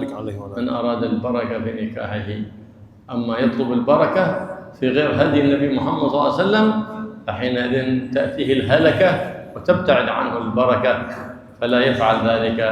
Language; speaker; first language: Arabic; native; Arabic